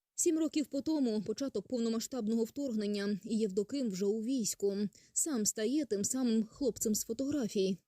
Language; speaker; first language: Ukrainian; native; Ukrainian